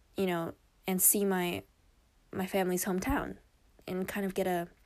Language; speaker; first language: English; early bilingual, other home language; Korean